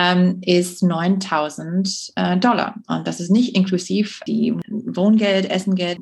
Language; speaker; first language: German; non-native, fluent; English